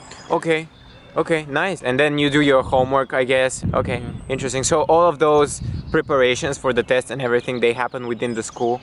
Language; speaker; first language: English; non-native, fluent; Bulgarian